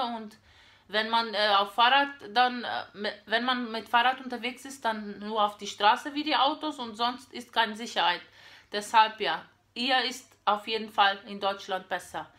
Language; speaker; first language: German; non-native, fluent; Portuguese